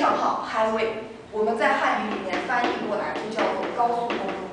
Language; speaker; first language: Chinese; native; Chinese